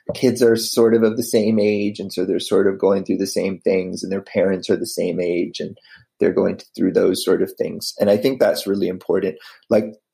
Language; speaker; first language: English; native; English